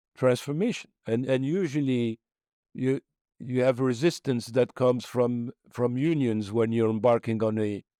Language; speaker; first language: English; non-native, fluent; Arabic